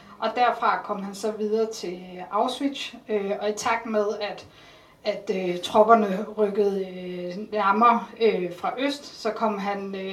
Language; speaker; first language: Danish; early bilingual, other home language; Polish